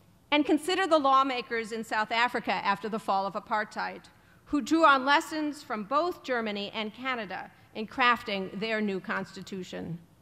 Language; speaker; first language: English; native; English